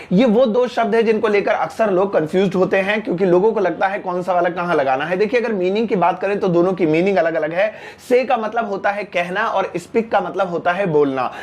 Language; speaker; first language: Hindi; native; Hindi